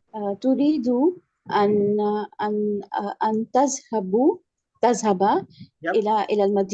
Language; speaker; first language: Arabic; non-native, learner; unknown